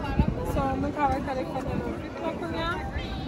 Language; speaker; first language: French; non-native, learner; Haitian Creole